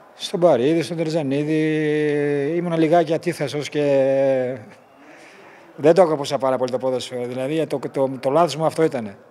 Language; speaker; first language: Greek; native; Greek